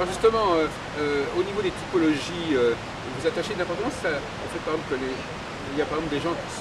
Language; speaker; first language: French; native; French